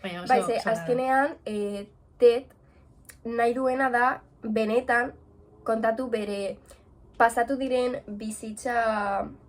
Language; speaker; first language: Basque; non-native, local second language; Spanish